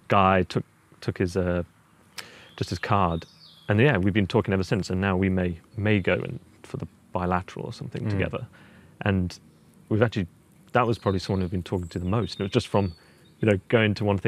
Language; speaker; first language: English; native; English